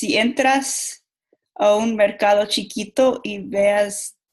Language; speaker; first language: Spanish; non-native, learner; English